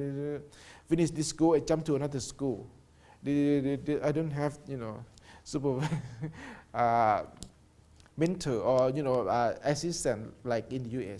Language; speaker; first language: English; non-native, learner; Thai